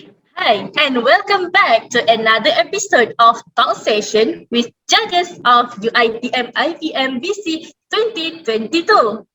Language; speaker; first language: English; non-native, local second language; Malay